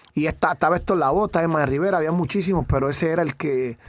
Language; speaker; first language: Spanish; native; Spanish